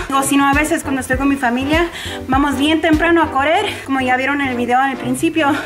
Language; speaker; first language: Spanish; early bilingual, heritage; Spanish